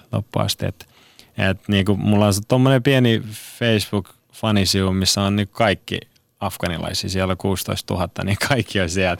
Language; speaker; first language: Finnish; non-native, fluent; Persian